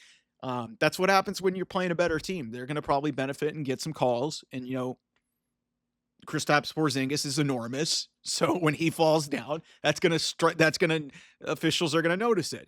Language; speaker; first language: English; native; English